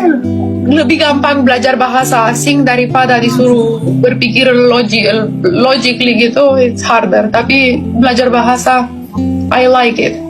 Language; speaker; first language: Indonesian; non-native, fluent; Romanian